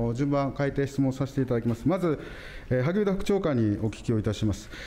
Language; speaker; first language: Japanese; native; Japanese